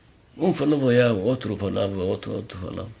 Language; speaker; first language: Portuguese; non-native, learner; Arabic